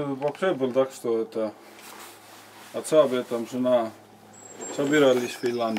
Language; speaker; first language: Russian; non-native, learner; Estonian